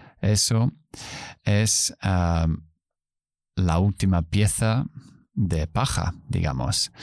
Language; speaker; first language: Spanish; non-native, fluent; English